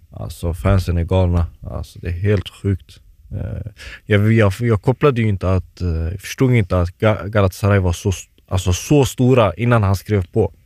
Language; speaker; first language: Swedish; early bilingual, other home language; Turoyo